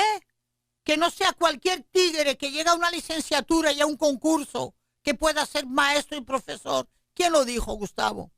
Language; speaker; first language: Spanish; native; Spanish